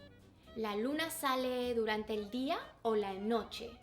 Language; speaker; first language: Spanish; non-native, fluent; English